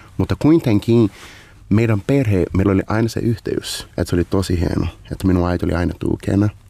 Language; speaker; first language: Finnish; non-native, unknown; Portuguese